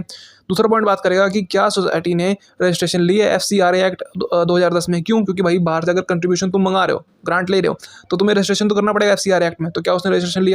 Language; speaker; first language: Hindi; native; Hindi